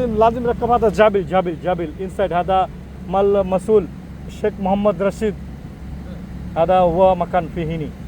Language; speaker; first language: Arabic; non-native, learner; Bangla